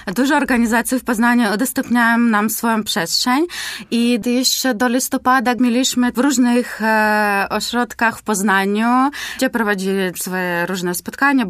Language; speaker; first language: Polish; non-native, learner; Ukrainian